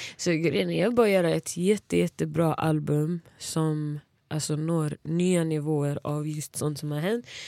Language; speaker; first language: Swedish; early bilingual, other home language; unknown